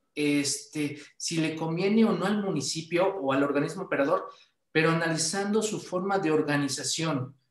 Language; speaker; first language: Spanish; native; Spanish